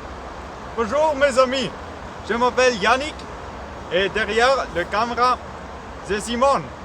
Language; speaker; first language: French; non-native, learner; German